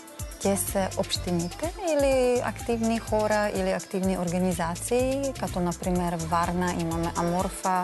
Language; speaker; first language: Bulgarian; non-native, learner; Czech